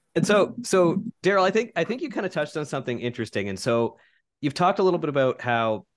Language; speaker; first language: English; native; English